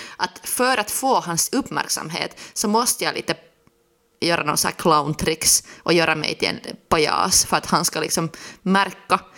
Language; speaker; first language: Swedish; native; Swedish